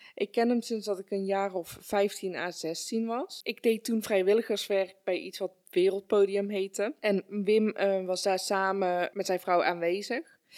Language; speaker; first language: Dutch; early bilingual, other home language; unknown